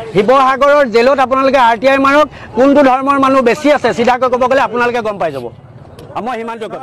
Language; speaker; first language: Assamese; native; Assamese